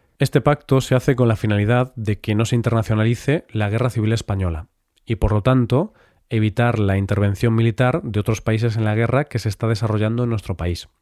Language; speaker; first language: Spanish; native; Spanish